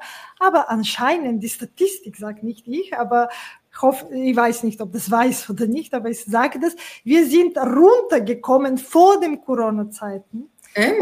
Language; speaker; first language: German; non-native, fluent; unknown